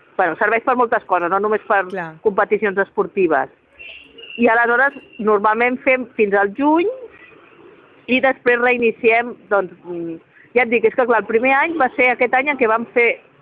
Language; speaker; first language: Catalan; native; Catalan